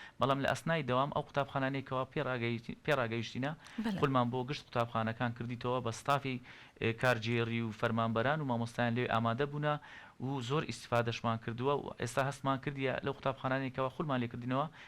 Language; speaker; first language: Central Kurdish; native; Central Kurdish